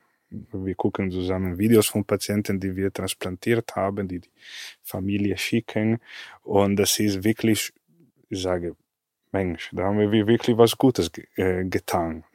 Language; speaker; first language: German; non-native, fluent; Italian